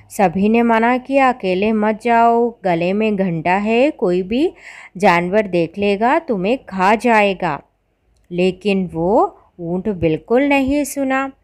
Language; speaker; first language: Hindi; non-native, local second language; Malayalam